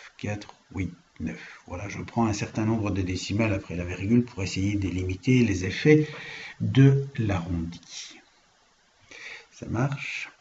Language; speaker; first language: French; native; French